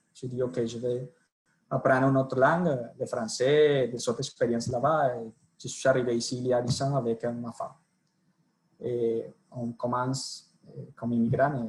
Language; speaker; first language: French; non-native, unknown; Spanish